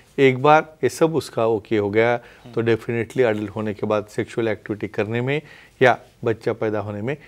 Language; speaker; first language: Hindi; non-native, local second language; Marathi